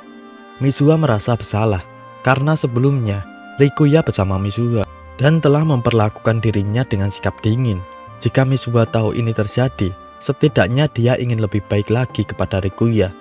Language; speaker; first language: Indonesian; native; Indonesian